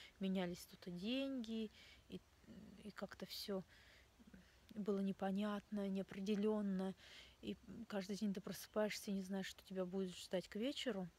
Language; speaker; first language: Russian; native; Russian